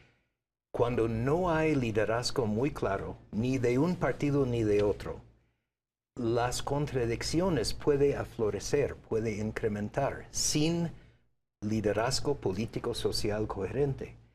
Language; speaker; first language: Spanish; non-native, fluent; English